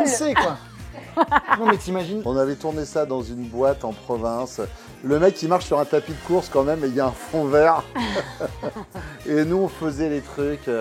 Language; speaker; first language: French; native; French